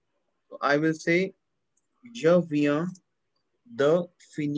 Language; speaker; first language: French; non-native, fluent; Hindi